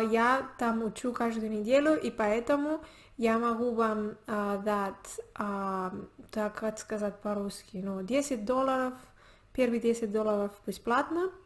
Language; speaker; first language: Russian; non-native, learner; Spanish